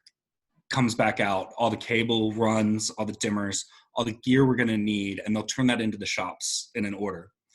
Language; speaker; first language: English; native; English